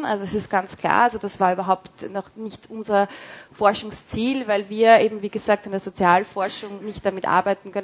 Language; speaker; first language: German; native; German